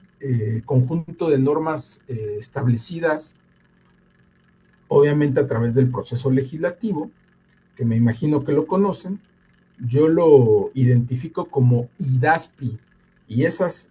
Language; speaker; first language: Spanish; native; Spanish